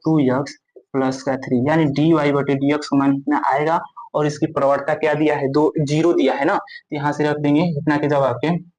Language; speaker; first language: Hindi; native; Hindi